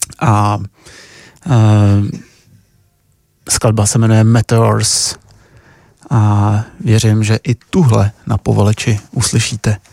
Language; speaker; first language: Czech; native; Czech